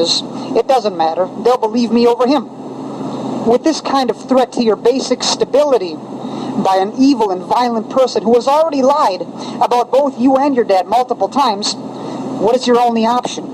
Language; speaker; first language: English; native; English